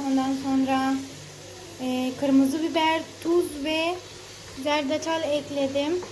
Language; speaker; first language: Turkish; native; Turkish